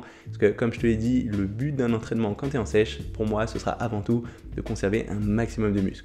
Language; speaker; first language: French; native; French